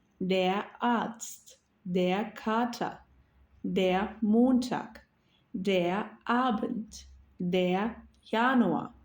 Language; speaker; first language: German; non-native, fluent; Turkish